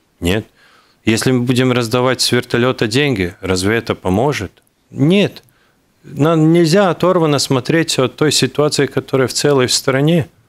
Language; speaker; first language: Russian; non-native, local second language; Latvian